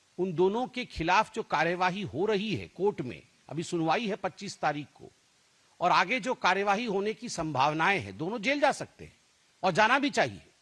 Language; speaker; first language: Hindi; non-native, local second language; Odia